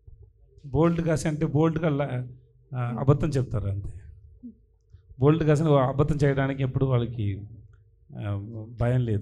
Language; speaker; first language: Telugu; non-native, learner; Tamil